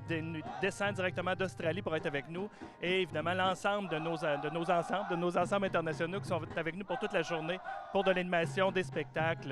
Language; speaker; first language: French; native; French